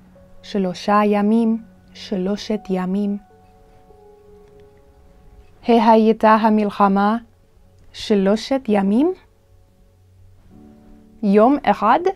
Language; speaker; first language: Hebrew; non-native, fluent; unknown